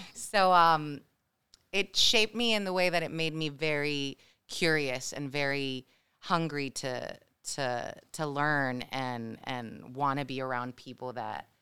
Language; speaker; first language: English; early bilingual, other home language; Spanish